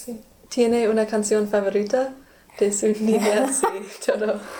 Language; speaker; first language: Spanish; non-native, learner; English